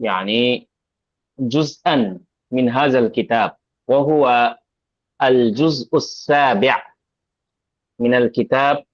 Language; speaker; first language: Arabic; non-native, fluent; Bangla